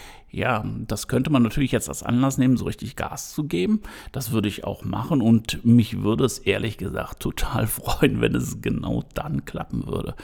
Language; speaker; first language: German; native; German